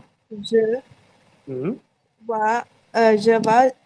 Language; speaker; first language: French; non-native, learner; Hindi